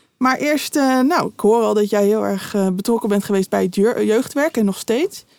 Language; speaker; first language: Dutch; native; Dutch